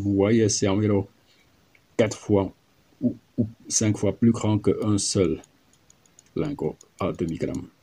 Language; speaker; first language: French; non-native, learner; German